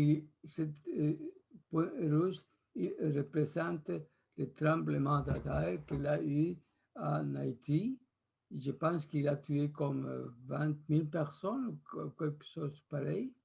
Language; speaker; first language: French; non-native, fluent; Spanish